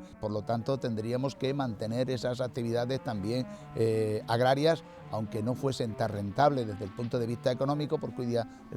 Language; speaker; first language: Spanish; native; Spanish